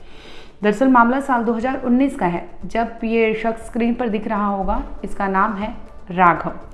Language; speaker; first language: Hindi; native; Hindi